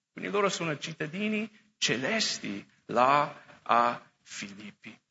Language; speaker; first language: Italian; non-native, fluent; English